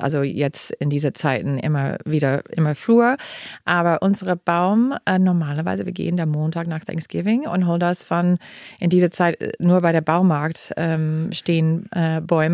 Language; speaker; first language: German; non-native, fluent; English